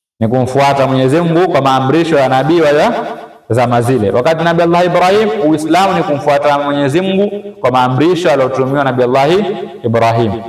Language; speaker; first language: Swahili; native; Swahili